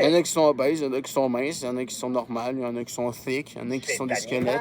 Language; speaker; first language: French; native; French